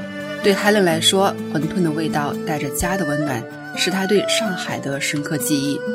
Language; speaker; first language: Chinese; native; Chinese